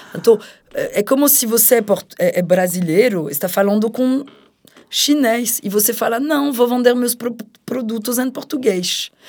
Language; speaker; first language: Portuguese; non-native, fluent; French